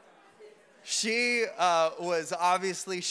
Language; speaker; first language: English; native; English